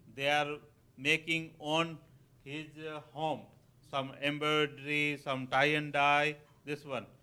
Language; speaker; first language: English; non-native, local second language; Kachhi